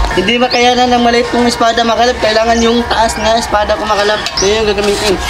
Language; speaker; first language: Filipino; non-native, local second language; Cebuano